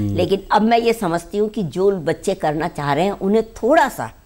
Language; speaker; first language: Hindi; native; Hindi